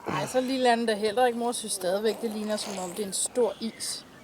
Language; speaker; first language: Danish; native; Danish